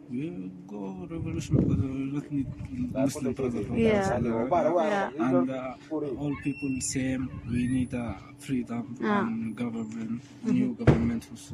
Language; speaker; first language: English; non-native, learner; Arabic